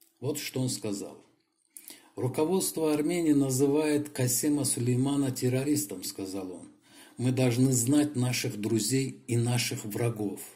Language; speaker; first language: Russian; non-native, local second language; Azerbaijani